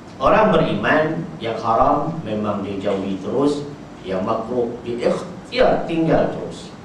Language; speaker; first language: Malay; native; Malay